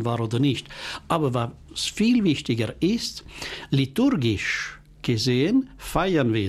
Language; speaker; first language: German; non-native, local second language; French